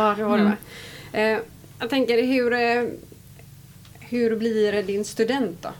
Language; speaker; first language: Swedish; native; Swedish